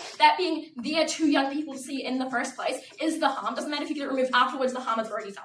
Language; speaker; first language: English; native; English